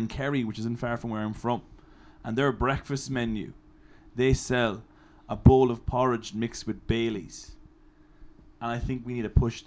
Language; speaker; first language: English; native; English